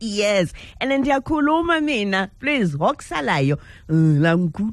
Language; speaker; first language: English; non-native, local second language; Zulu